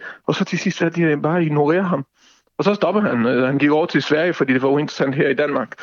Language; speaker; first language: Danish; non-native, fluent; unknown